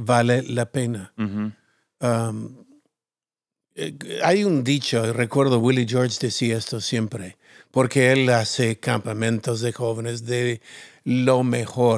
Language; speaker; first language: Spanish; non-native, fluent; English